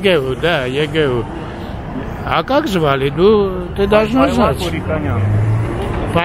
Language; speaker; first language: Russian; non-native, fluent; Armenian